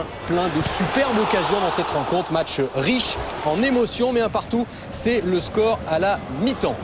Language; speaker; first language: French; native; French